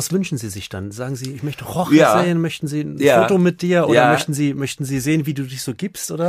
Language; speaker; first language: German; native; German